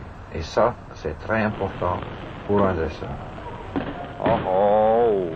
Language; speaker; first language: French; non-native, fluent; German